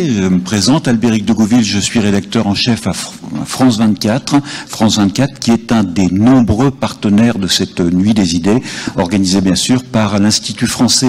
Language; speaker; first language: French; native; French